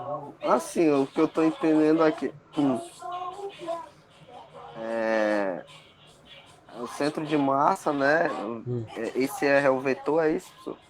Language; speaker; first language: Portuguese; native; Portuguese